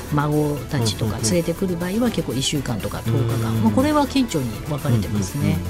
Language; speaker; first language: Japanese; non-native, fluent; Chinese